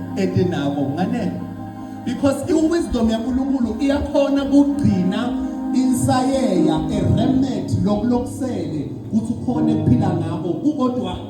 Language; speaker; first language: Zulu; non-native, local second language; Swati